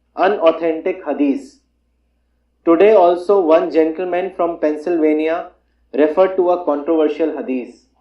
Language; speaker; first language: English; non-native, local second language; Urdu